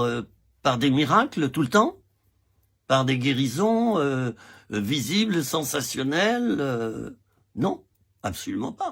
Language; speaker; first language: French; native; French